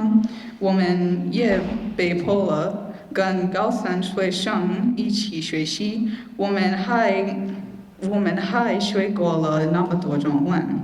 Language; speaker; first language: Chinese; non-native, learner; English